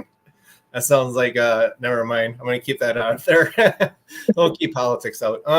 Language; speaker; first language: English; native; English